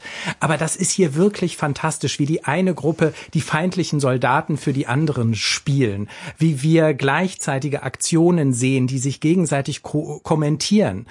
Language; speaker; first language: German; native; German